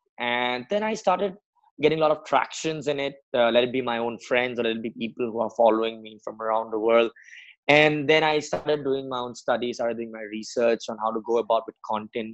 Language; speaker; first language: English; non-native, local second language; Assamese